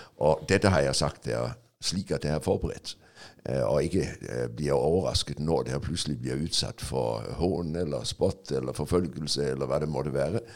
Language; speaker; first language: Norwegian; non-native, fluent; Danish